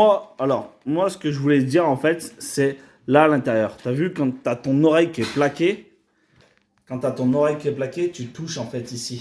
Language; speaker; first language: French; native; French